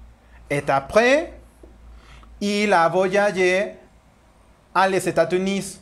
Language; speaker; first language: French; non-native, learner; Spanish